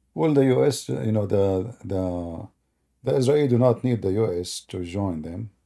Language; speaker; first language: English; non-native, fluent; Arabic